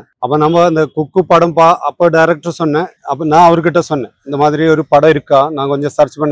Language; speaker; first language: Tamil; non-native, learner; Malayalam